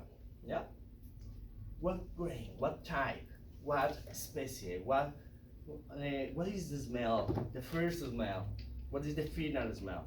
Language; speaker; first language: English; non-native, learner; Spanish